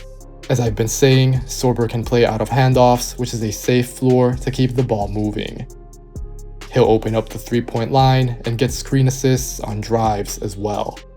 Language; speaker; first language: English; native; English